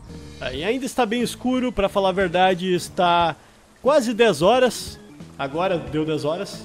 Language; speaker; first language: Portuguese; native; Portuguese